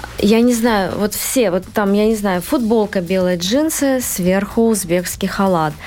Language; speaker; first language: Russian; non-native, local second language; Uzbek